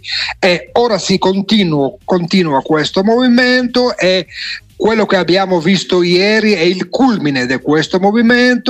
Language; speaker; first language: Italian; non-native, fluent; Georgian